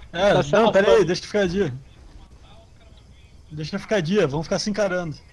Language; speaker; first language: Portuguese; native; Portuguese